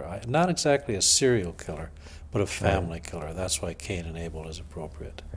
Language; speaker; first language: English; native; English